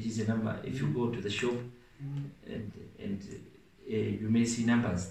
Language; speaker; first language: English; non-native, local second language; Swahili